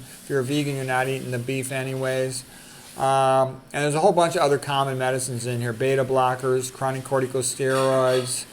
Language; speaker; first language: English; native; English